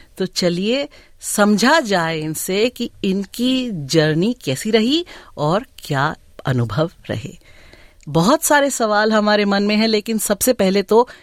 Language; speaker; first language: Hindi; native; Hindi